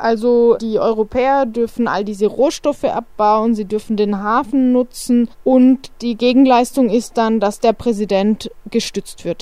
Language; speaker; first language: German; non-native, learner; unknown